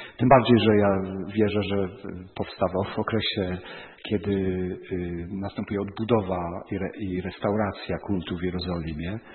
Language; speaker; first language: Polish; native; Polish